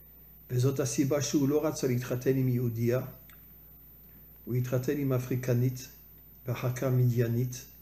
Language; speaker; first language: Hebrew; non-native, fluent; French